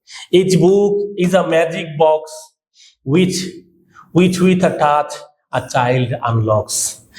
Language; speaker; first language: English; non-native, local second language; Bangla